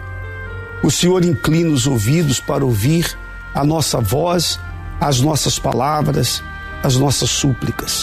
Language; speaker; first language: Portuguese; native; Portuguese